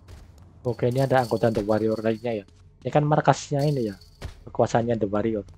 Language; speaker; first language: Indonesian; native; Indonesian